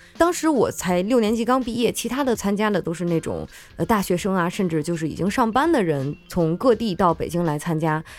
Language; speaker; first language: Chinese; native; Chinese